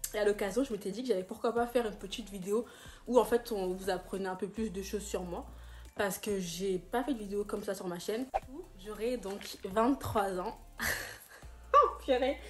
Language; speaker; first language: French; native; French